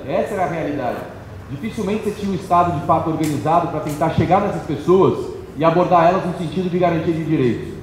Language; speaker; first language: Portuguese; native; Portuguese